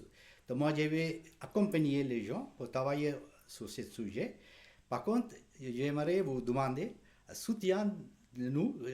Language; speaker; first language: French; non-native, learner; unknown